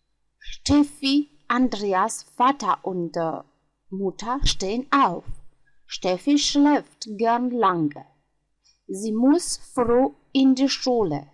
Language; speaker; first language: German; non-native, fluent; Georgian